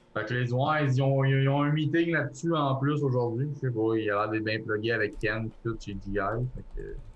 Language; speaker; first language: French; native; French